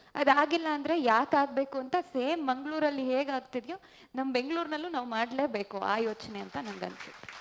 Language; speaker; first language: Kannada; native; Kannada